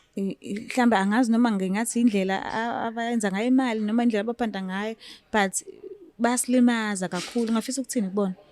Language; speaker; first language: Zulu; native; Zulu